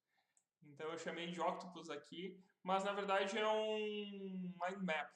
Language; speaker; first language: Portuguese; native; Portuguese